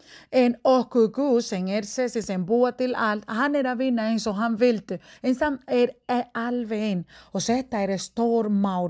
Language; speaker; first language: Icelandic; non-native, learner; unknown